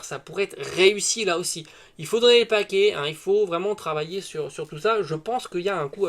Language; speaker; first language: French; native; French